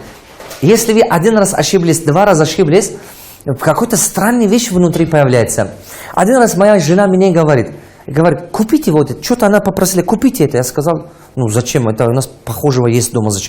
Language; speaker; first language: Russian; non-native, local second language; Tajik